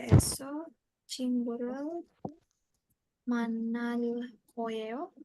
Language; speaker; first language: Korean; non-native, learner; Indonesian